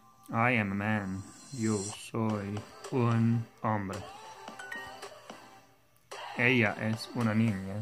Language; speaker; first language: Spanish; non-native, learner; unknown